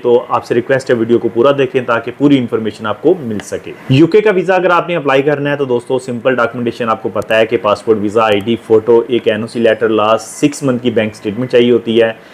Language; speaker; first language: Urdu; native; Urdu